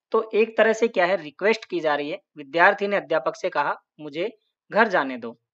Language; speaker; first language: Hindi; native; Hindi